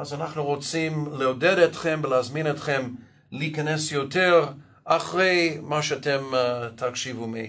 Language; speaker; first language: Hebrew; non-native, fluent; English